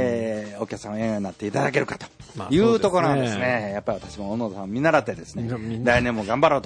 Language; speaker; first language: Japanese; native; Japanese